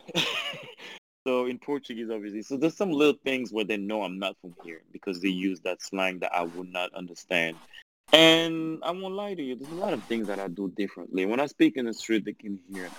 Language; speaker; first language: English; non-native, fluent; French